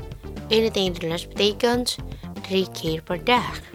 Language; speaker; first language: Dutch; non-native, learner; Indonesian